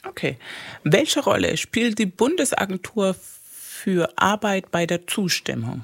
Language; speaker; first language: German; non-native, fluent; Spanish